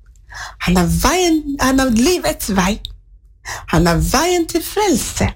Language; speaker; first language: Norwegian; non-native, fluent; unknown